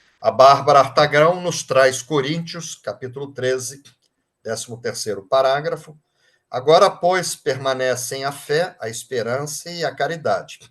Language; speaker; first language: Portuguese; native; Portuguese